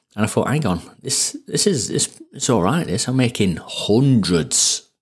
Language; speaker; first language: English; native; English